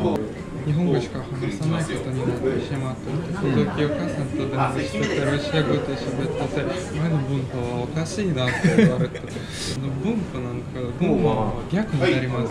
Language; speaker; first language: Japanese; non-native, fluent; Latvian